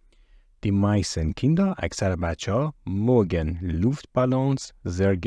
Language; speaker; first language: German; non-native, fluent; Persian